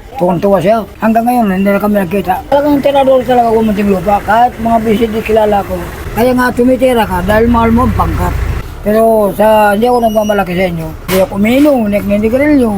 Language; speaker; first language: Filipino; non-native, local second language; Waray